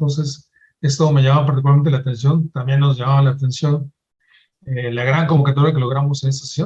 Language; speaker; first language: Spanish; native; Spanish